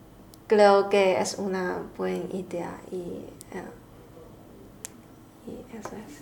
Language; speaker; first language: Spanish; non-native, learner; Chinese